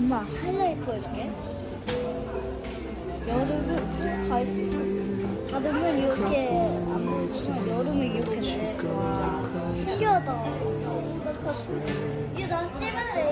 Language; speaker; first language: Korean; early bilingual, heritage; Korean